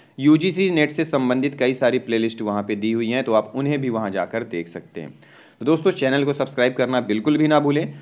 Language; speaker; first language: Hindi; native; Hindi